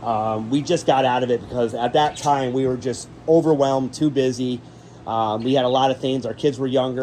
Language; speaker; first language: English; native; English